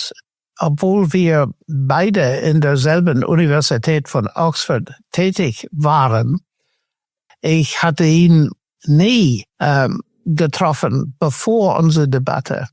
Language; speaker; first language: German; non-native, fluent; English